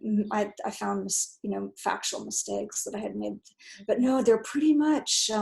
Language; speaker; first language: English; native; English